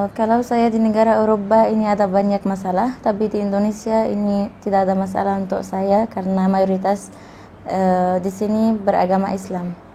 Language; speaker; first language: Indonesian; non-native, fluent; Arabic